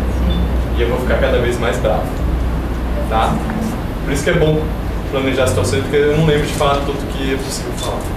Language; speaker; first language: Portuguese; native; Portuguese